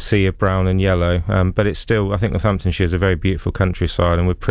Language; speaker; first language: English; native; English